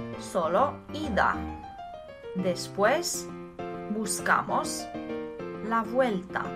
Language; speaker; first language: Spanish; non-native, learner; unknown